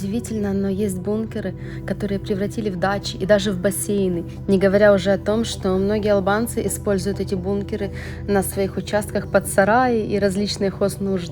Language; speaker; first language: Russian; native; Russian